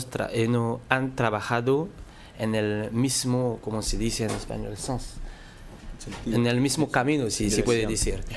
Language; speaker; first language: Spanish; non-native, learner; French